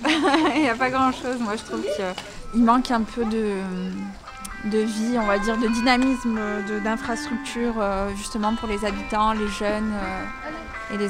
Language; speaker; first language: French; native; French